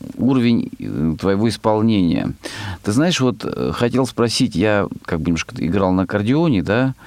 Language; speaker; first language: Russian; native; Russian